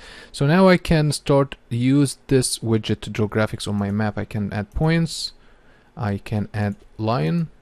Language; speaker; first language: English; non-native, fluent; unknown